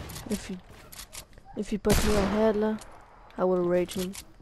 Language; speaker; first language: English; non-native, learner; French